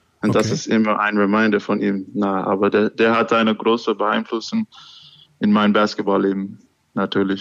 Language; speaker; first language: German; non-native, learner; English